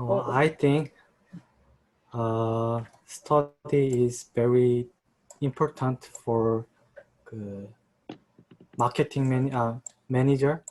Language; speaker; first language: English; non-native, learner; Korean